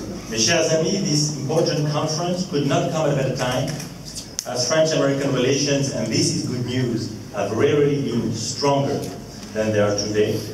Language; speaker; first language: English; non-native, fluent; French